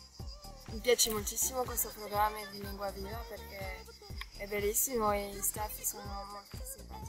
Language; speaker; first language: Italian; non-native, learner; French